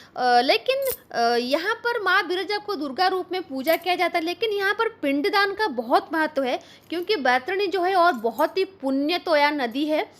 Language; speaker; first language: Hindi; non-native, local second language; Bangla